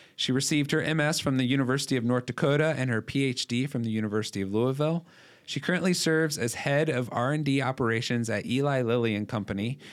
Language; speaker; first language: English; native; English